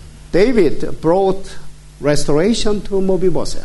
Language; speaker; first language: English; non-native, fluent; Korean